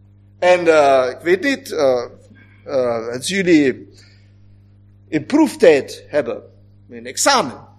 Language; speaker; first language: Dutch; non-native, fluent; German